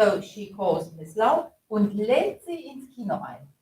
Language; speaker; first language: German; non-native, fluent; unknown